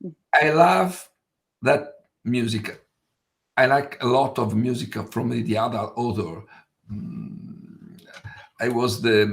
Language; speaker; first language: English; non-native, fluent; Italian